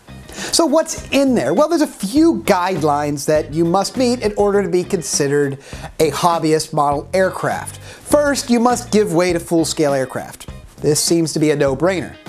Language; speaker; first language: English; native; English